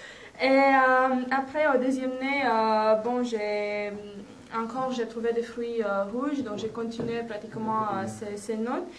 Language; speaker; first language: French; non-native, fluent; Romanian